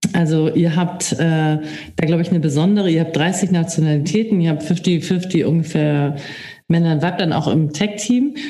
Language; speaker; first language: German; native; German